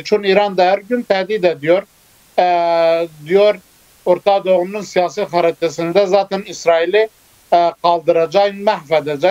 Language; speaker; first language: Turkish; non-native, fluent; Kurdish